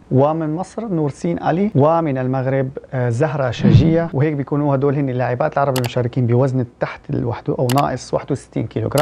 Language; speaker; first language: Arabic; early bilingual, heritage; Arabic